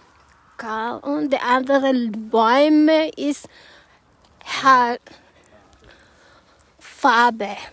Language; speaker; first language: German; non-native, learner; Cebuano